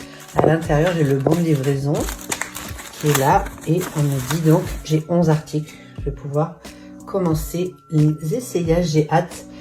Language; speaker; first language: French; native; French